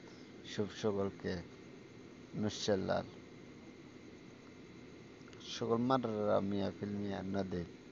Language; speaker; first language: Arabic; non-native, learner; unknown